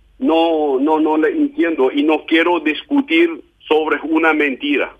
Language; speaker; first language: Spanish; non-native, fluent; German